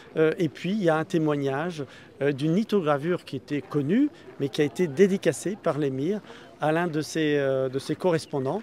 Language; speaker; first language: French; native; French